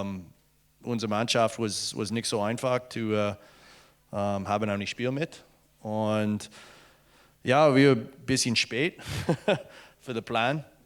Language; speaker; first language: German; non-native, learner; English